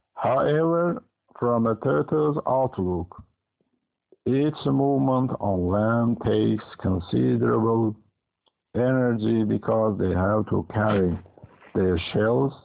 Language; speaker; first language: English; non-native, fluent; Persian